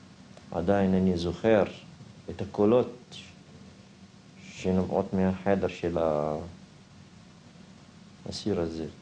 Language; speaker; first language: Hebrew; non-native, fluent; Arabic